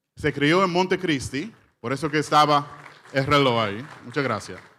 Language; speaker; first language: Spanish; early bilingual, heritage; Spanish